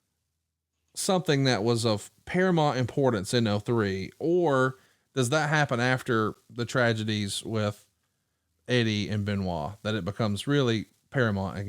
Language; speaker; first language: English; native; English